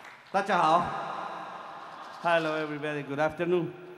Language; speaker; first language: English; non-native, learner; Spanish